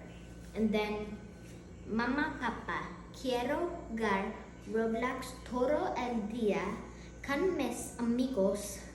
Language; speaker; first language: Spanish; non-native, learner; English